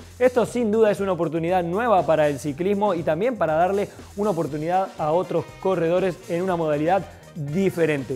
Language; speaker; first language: Spanish; native; Spanish